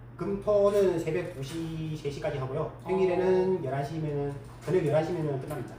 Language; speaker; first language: Korean; early bilingual, heritage; Korean